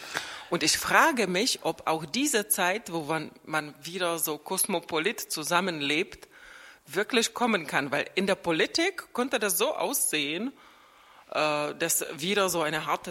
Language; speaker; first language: German; non-native, fluent; Czech